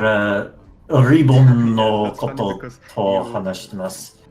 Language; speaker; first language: Japanese; non-native, learner; English